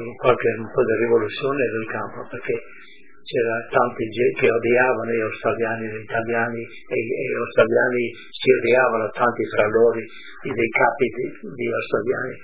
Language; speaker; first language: Italian; non-native, local second language; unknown